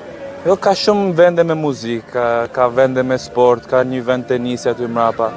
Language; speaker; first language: Albanian; early bilingual, heritage; Albanian